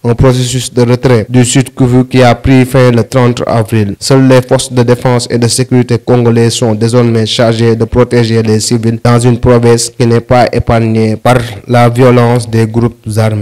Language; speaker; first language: French; non-native, local second language; Wolof